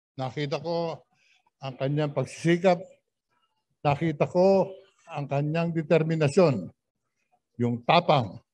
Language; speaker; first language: Filipino; native; Filipino